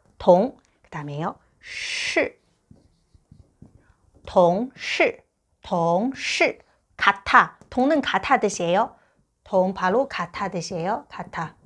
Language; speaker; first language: Korean; non-native, fluent; Chinese